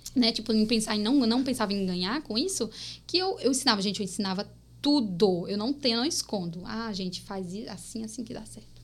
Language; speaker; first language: Portuguese; native; Portuguese